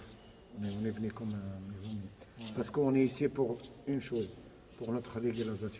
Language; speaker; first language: French; non-native, fluent; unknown